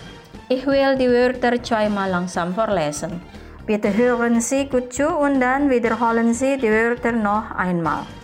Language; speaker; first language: German; non-native, fluent; Indonesian